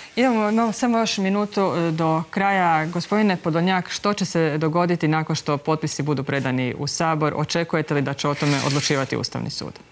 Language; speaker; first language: Croatian; native; Croatian